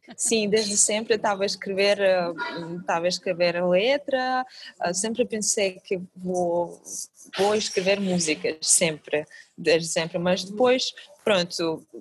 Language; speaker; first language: Portuguese; non-native, fluent; Kazakh